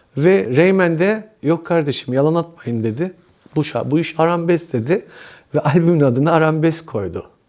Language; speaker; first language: Turkish; early bilingual, heritage; Turkish